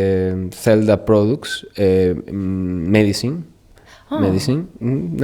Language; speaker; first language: English; non-native, learner; Spanish